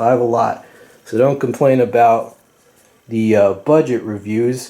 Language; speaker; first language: English; native; English